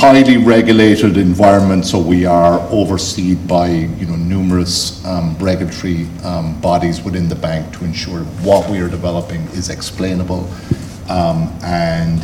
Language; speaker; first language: English; native; English